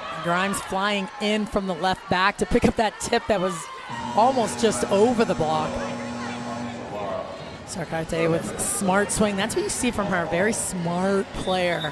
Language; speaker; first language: English; native; English